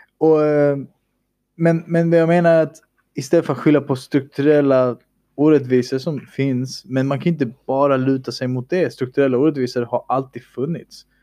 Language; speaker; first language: Swedish; early bilingual, other home language; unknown